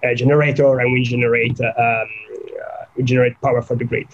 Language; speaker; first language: English; non-native, fluent; Italian